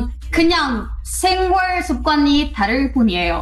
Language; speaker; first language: Korean; non-native, learner; Spanish